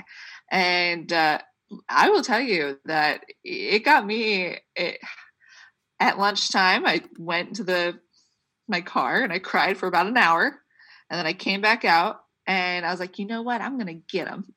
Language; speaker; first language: English; native; English